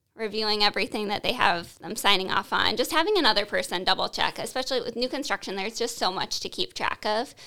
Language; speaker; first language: English; native; English